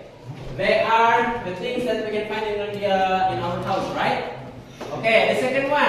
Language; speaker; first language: English; non-native, learner; Indonesian